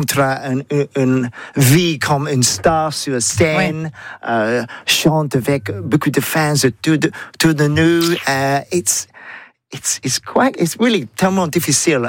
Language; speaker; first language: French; non-native, learner; English